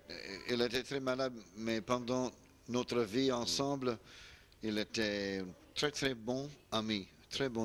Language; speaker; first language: French; non-native, learner; English